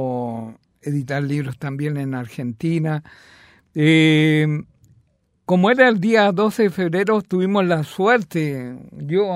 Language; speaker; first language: Spanish; native; Spanish